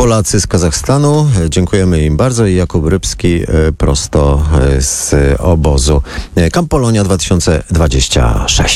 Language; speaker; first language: Polish; native; Polish